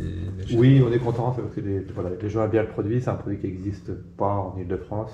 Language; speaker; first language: French; native; French